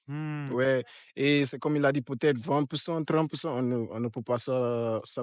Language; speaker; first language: French; non-native, fluent; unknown